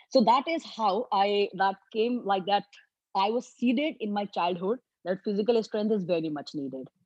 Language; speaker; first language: English; non-native, local second language; Hindi